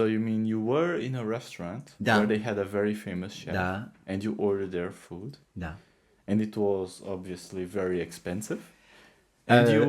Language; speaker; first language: English; non-native, fluent; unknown